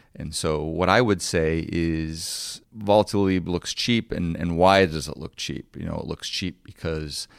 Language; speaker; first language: English; native; English